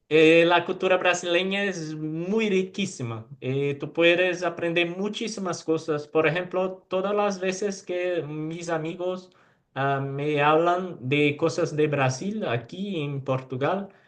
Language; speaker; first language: Spanish; non-native, fluent; Portuguese